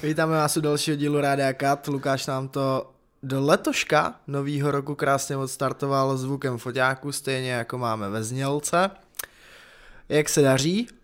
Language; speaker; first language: Czech; native; Czech